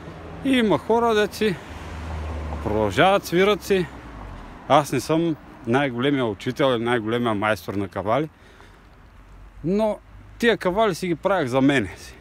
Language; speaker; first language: Bulgarian; native; Bulgarian